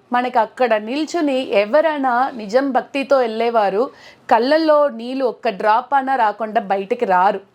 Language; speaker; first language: Telugu; non-native, local second language; Tamil